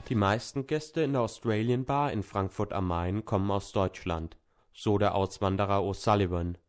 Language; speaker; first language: German; native; German